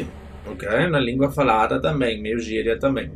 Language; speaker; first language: Portuguese; non-native, fluent; German